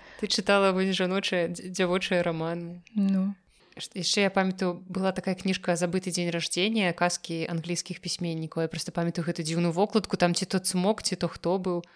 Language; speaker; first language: Belarusian; non-native, local second language; Russian